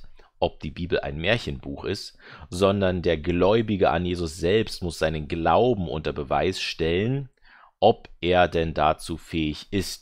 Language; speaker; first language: German; native; German